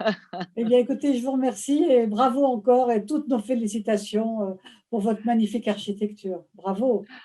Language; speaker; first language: French; native; French